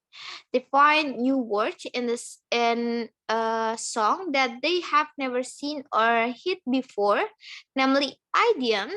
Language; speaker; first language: English; non-native, learner; Indonesian